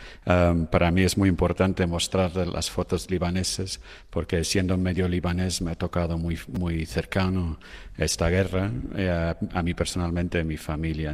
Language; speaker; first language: Spanish; non-native, fluent; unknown